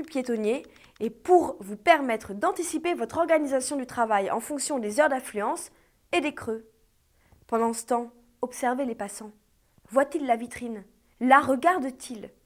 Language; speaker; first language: French; native; French